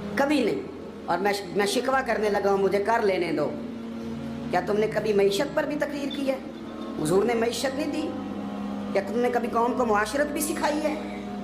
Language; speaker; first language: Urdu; non-native, local second language; Punjabi